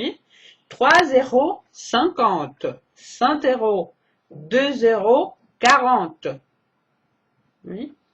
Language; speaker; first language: French; non-native, fluent; Portuguese